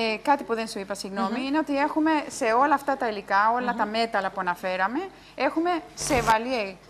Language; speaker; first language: Greek; non-native, fluent; Spanish